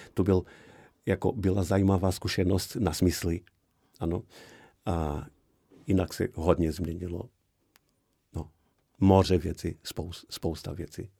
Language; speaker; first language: Czech; non-native, fluent; Portuguese